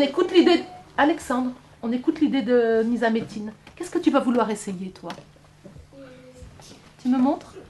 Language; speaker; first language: French; native; French